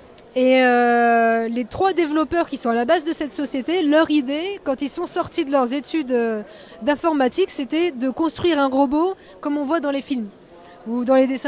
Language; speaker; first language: French; native; French